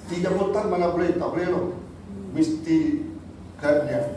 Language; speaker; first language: Malay; non-native, local second language; Chinese